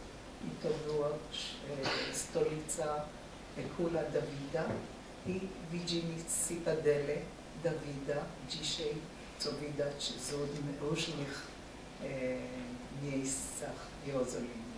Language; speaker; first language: Polish; non-native, fluent; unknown